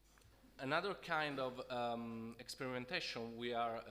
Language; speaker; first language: English; non-native, fluent; Italian